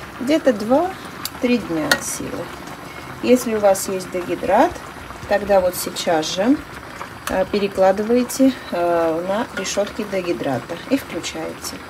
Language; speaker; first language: Russian; non-native, local second language; Armenian